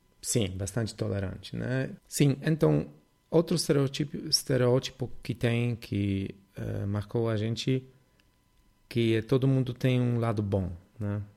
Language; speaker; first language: Portuguese; non-native, fluent; Polish